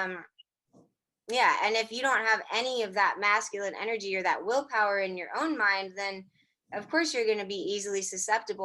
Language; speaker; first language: English; native; English